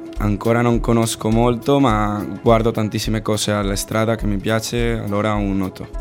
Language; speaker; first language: Italian; non-native, learner; Spanish